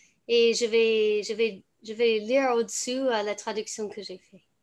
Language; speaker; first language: French; non-native, fluent; English